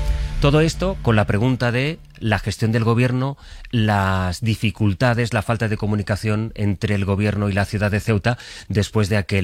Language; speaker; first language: Spanish; native; Spanish